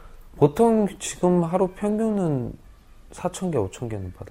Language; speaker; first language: Korean; native; Korean